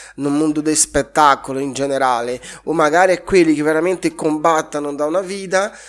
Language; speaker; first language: Italian; non-native, fluent; Portuguese